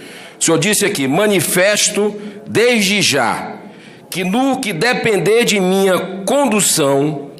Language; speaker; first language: Portuguese; native; Portuguese